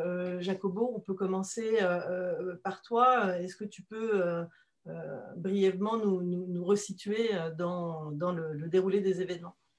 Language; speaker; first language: French; native; French